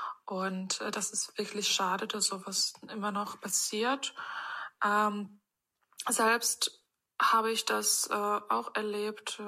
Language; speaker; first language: German; non-native, fluent; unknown